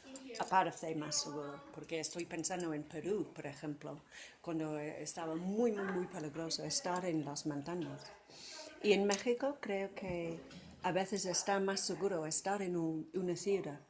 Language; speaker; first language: Spanish; non-native, fluent; English